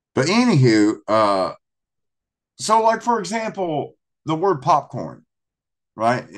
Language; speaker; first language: English; native; English